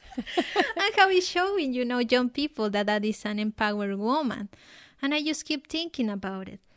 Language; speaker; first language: English; non-native, fluent; Spanish